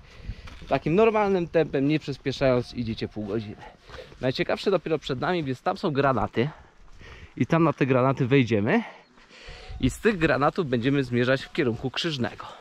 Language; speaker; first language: Polish; native; Polish